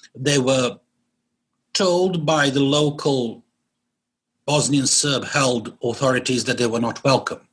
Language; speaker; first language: English; non-native, fluent; Bosnian